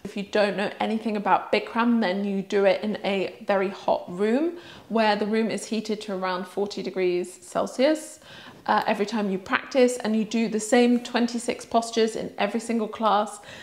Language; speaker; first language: English; early bilingual, other home language; Swiss German